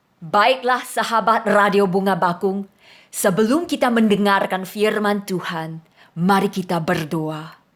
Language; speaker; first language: Indonesian; non-native, fluent; English